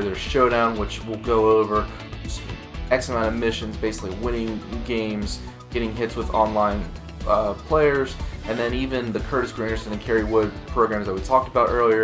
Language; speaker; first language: English; native; English